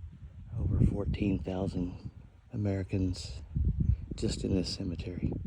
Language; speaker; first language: English; native; English